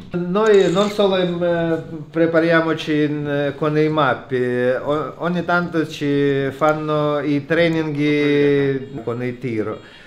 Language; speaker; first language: Italian; non-native, learner; Ukrainian